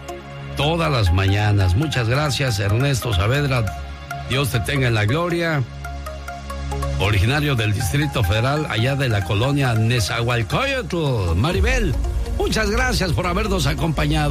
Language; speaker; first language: Spanish; native; Spanish